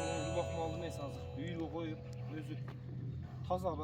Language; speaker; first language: Kyrgyz; native; Kyrgyz